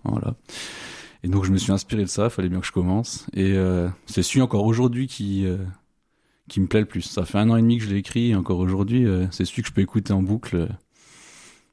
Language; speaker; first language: French; native; French